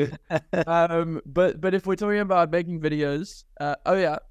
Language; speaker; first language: English; native; English